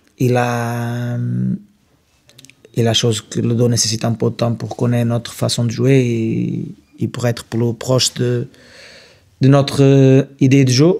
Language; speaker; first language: French; non-native, fluent; Portuguese